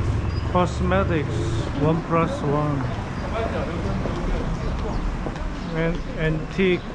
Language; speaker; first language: English; non-native, learner; Korean